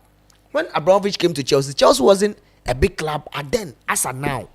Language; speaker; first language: English; non-native, local second language; Akan